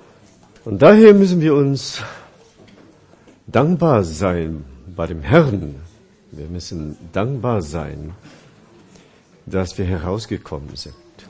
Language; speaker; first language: German; non-native, fluent; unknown